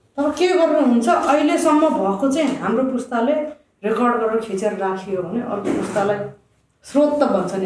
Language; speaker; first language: Nepali; non-native, local second language; Limbu